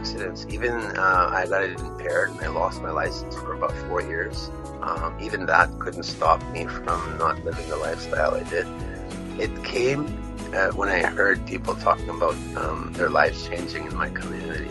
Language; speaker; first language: English; non-native, fluent; Cree